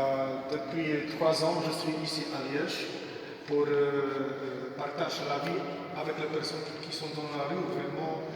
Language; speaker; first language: French; non-native, learner; Polish